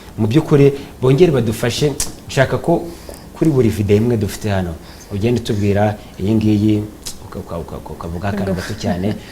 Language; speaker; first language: Kinyarwanda; native; Kinyarwanda